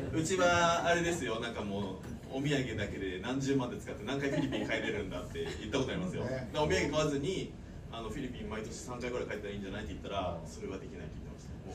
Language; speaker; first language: Japanese; native; Japanese